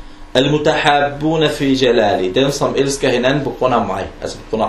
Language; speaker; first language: Danish; non-native, fluent; Arabic